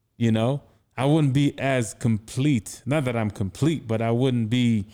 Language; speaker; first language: English; non-native, local second language; Igbo